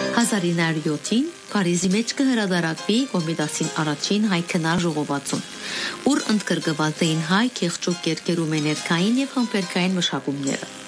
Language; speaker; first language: Armenian; early bilingual, heritage; Armenian